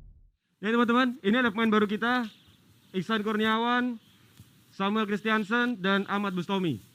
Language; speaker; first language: Indonesian; native; Indonesian